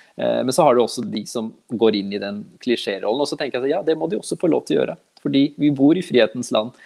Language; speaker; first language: Norwegian; early bilingual, other home language; Urdu